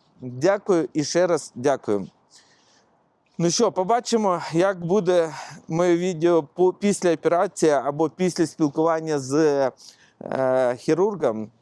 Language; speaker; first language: Ukrainian; non-native, local second language; Russian